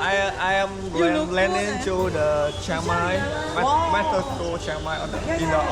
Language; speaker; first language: English; non-native, learner; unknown